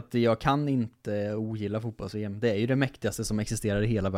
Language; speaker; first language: Swedish; native; Swedish